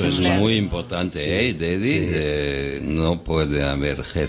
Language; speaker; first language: Spanish; non-native, fluent; German